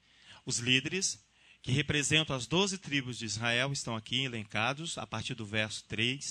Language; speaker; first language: Portuguese; native; Portuguese